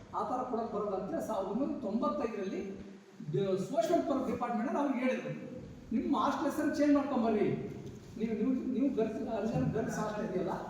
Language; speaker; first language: Kannada; native; Kannada